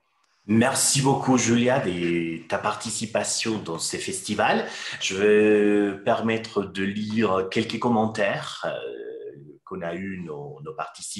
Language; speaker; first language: French; non-native, fluent; Spanish